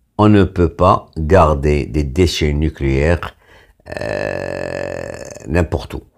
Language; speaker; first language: French; non-native, local second language; Arabic